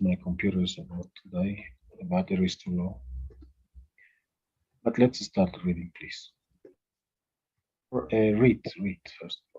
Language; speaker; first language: English; non-native, fluent; Spanish